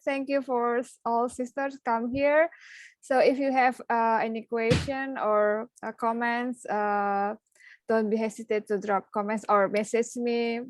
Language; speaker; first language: English; non-native, learner; Indonesian